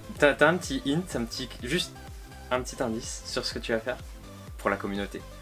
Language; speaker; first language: French; native; French